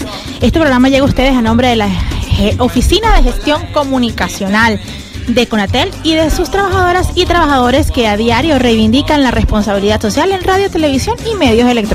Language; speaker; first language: Spanish; native; Spanish